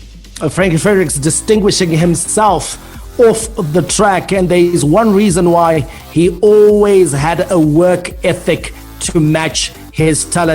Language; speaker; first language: English; native; English